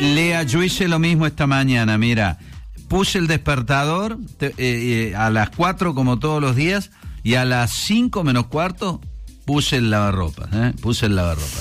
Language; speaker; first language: Spanish; native; Spanish